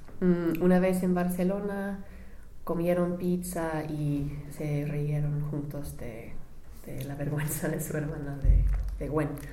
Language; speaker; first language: Spanish; non-native, learner; English